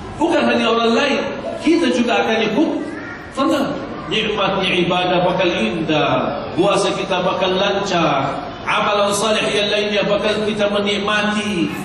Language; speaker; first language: Malay; non-native, fluent; Arabic